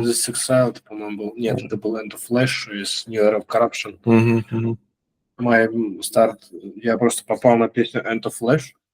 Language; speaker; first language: Russian; native; Russian